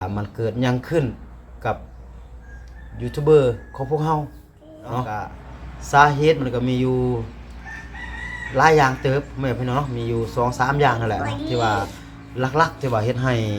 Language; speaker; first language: Thai; non-native, local second language; Lao